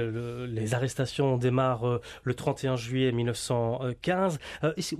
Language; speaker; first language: French; native; French